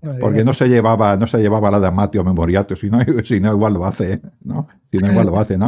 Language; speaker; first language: Spanish; native; Spanish